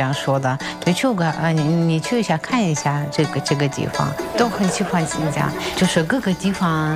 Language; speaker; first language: Chinese; non-native, fluent; Russian